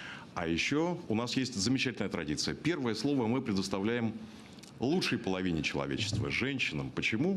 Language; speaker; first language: Russian; native; Russian